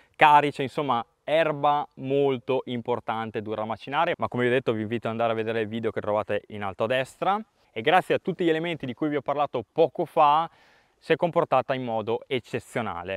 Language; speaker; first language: Italian; native; Italian